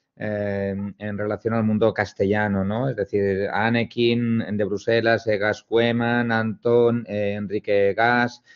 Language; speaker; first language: Spanish; non-native, local second language; Catalan